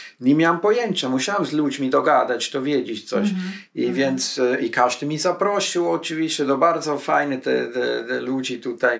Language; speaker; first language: Polish; non-native, fluent; German